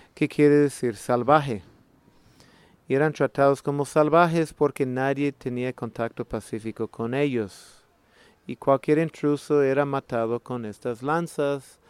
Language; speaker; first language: Spanish; non-native, fluent; English